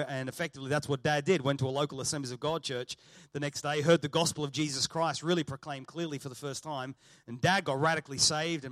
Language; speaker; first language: English; native; English